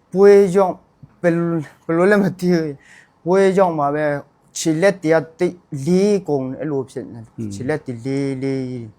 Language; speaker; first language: Burmese; non-native, local second language; Hakha Chin